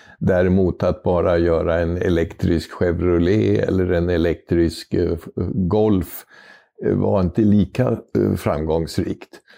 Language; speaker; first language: Swedish; native; Swedish